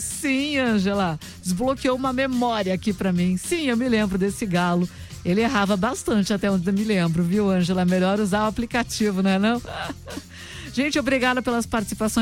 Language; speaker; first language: Portuguese; native; Portuguese